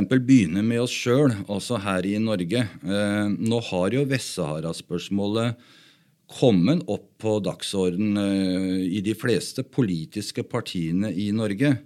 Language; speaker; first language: Norwegian; native; Norwegian